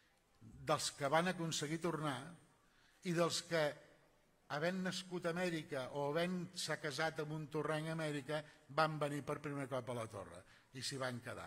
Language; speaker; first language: Catalan; native; Catalan